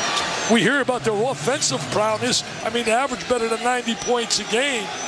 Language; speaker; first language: English; native; English